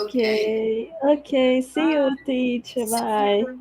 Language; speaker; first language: English; non-native, learner; Portuguese